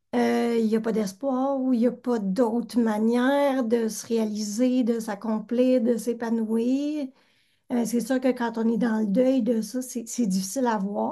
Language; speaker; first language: French; native; French